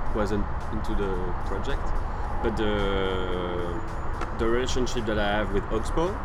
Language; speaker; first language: English; non-native, fluent; French